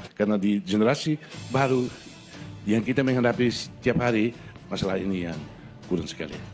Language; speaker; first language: Indonesian; non-native, fluent; Tetum